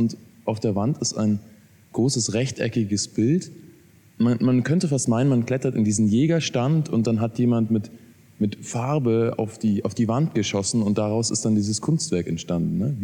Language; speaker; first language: German; native; German